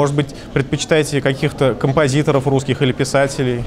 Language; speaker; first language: Russian; native; Russian